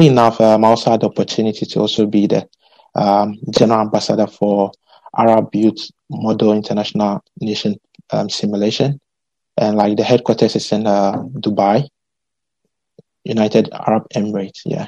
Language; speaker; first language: English; non-native, local second language; Akan